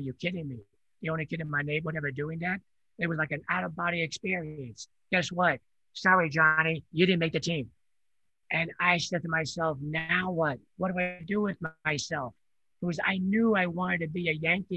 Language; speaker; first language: English; early bilingual, other home language; Italian